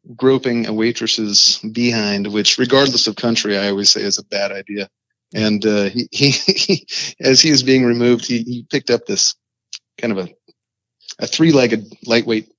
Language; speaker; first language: English; native; English